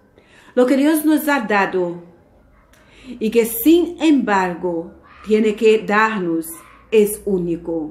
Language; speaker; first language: Spanish; non-native, fluent; Portuguese